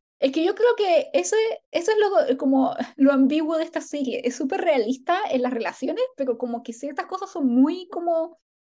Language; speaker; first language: Spanish; native; Spanish